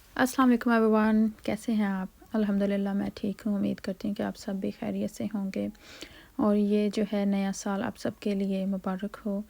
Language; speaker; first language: Urdu; native; Urdu